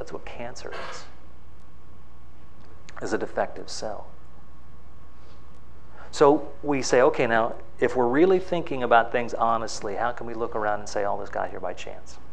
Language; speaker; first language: English; native; English